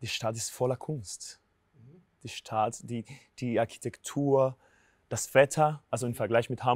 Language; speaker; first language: German; non-native, fluent; Spanish